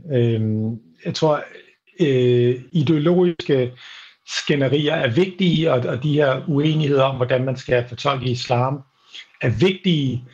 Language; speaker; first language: Danish; native; Danish